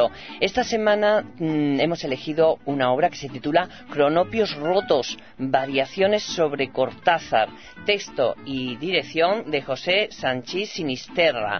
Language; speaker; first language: Spanish; native; Spanish